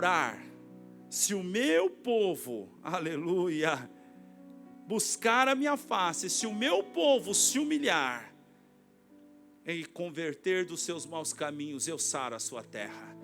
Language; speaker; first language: Portuguese; native; Portuguese